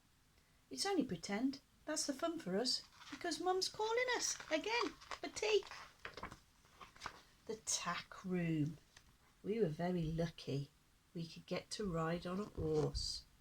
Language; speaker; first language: English; native; English